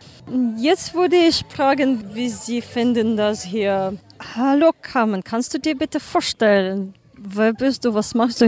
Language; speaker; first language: German; non-native, learner; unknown